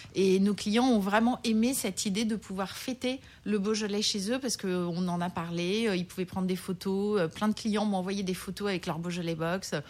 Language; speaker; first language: French; native; French